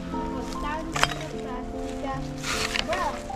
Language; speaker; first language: Italian; early bilingual, other home language; Filipino